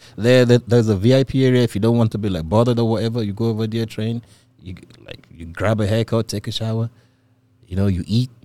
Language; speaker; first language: English; non-native, local second language; Igbo